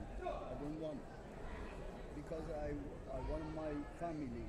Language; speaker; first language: English; non-native, learner; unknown